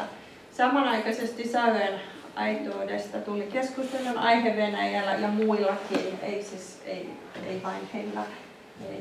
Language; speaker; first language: Finnish; non-native, fluent; Icelandic